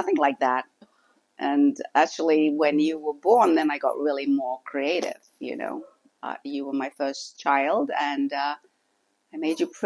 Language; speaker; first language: English; native; English